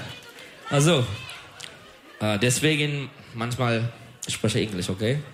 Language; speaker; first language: German; non-native, learner; Turkish